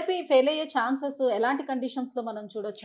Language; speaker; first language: Telugu; native; Telugu